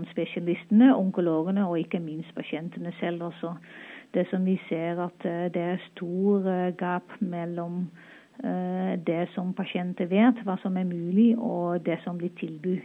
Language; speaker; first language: Norwegian; non-native, fluent; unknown